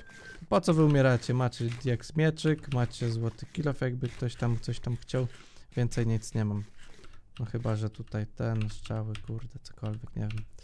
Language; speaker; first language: Polish; native; Polish